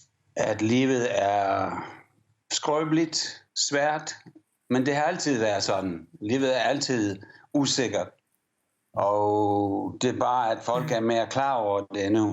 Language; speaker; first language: Danish; early bilingual, heritage; English